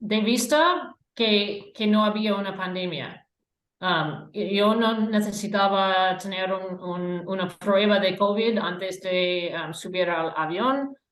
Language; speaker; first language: Spanish; non-native, fluent; English